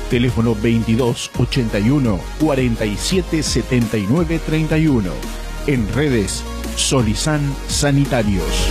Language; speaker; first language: Spanish; native; Spanish